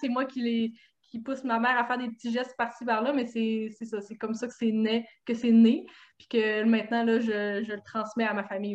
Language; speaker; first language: French; native; French